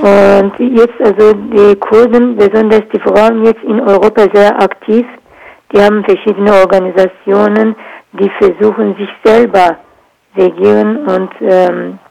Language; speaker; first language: German; non-native, learner; Kurdish